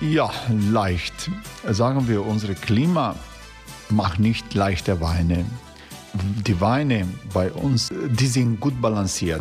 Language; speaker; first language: German; non-native, fluent; Croatian